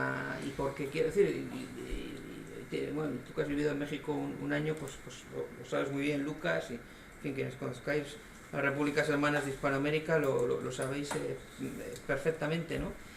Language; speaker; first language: Spanish; native; Spanish